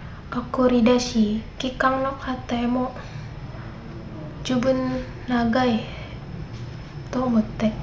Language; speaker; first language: Japanese; non-native, learner; Indonesian